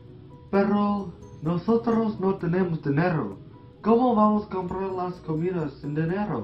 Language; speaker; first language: Spanish; non-native, learner; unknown